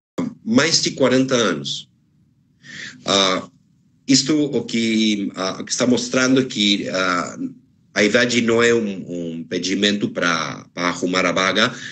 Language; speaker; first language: Portuguese; non-native, fluent; Spanish